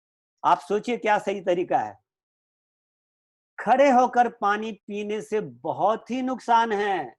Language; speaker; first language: Hindi; native; Hindi